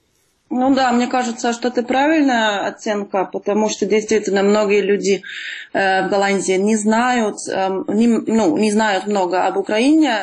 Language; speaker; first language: Russian; non-native, fluent; Dutch